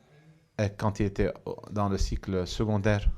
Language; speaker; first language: French; non-native, fluent; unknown